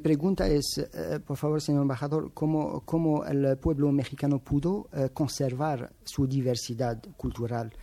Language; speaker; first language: Spanish; non-native, fluent; Arabic